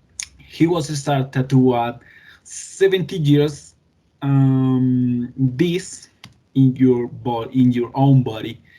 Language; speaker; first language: English; non-native, learner; Spanish